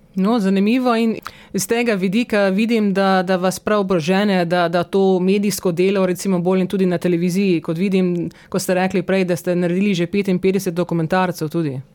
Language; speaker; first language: Slovenian; early bilingual, heritage; Slovenian